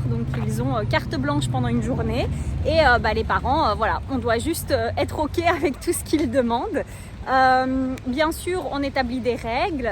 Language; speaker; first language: French; native; French